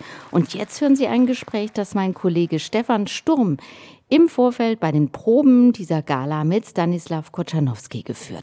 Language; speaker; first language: German; native; German